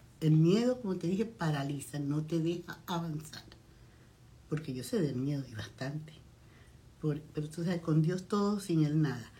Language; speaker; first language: Spanish; native; Spanish